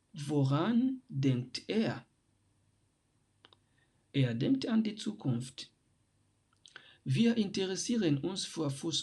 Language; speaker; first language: German; non-native, fluent; French